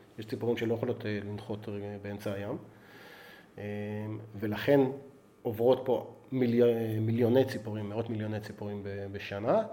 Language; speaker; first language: Hebrew; native; Hebrew